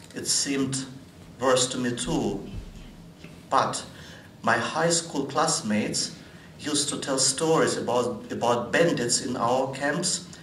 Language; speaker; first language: English; non-native, fluent; Russian